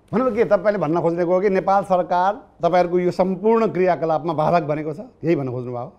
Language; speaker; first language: Nepali; native; Nepali